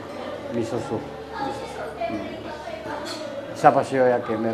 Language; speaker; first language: Filipino; non-native, learner; Japanese